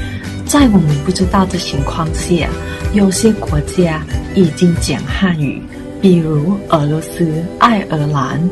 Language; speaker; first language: Chinese; non-native, fluent; Thai